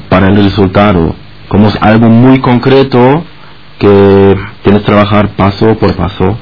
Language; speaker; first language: Spanish; non-native, fluent; German